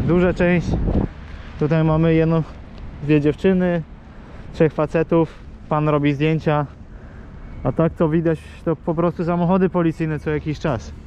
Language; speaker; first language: Polish; native; Polish